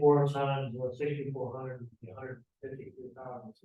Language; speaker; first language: English; native; English